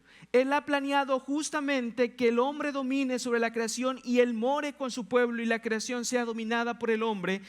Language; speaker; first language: Spanish; native; Spanish